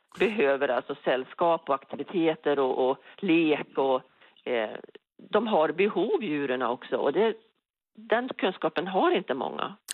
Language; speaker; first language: Swedish; native; Swedish